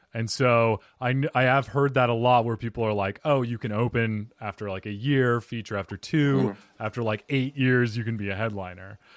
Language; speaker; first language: English; native; English